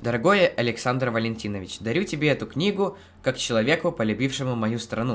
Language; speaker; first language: Russian; native; Russian